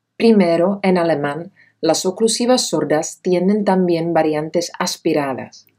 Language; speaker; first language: Spanish; non-native, fluent; Czech